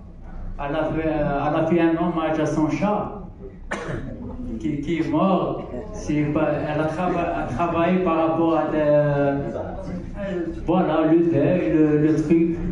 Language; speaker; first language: French; non-native, local second language; Arabic